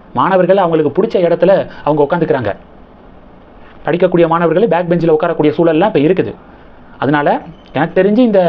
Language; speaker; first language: Tamil; native; Tamil